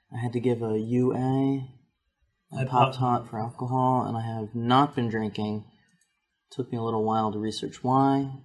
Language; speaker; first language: English; native; English